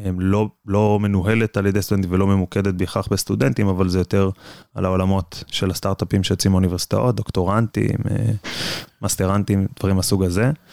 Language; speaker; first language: Hebrew; native; Hebrew